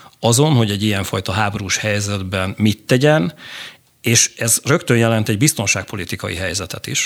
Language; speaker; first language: Hungarian; native; Hungarian